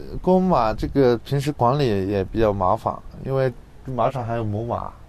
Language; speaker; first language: Chinese; non-native, local second language; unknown